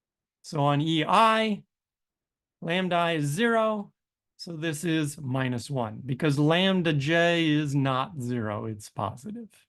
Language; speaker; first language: English; native; English